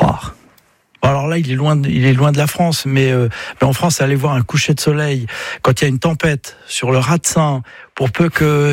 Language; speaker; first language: French; native; French